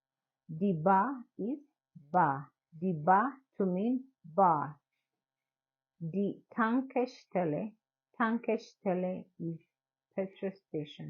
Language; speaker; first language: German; non-native, learner; English